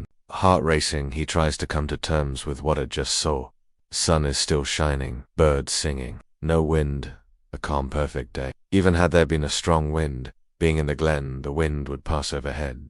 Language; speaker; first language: English; native; English